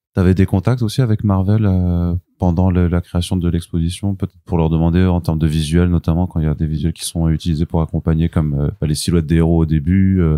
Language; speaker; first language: French; native; French